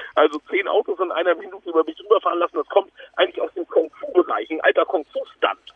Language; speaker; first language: German; native; German